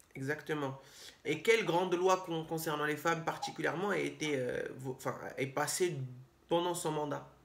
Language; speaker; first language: French; native; French